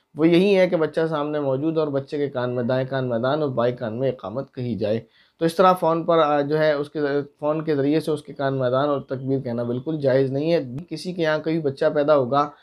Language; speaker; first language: Urdu; native; Urdu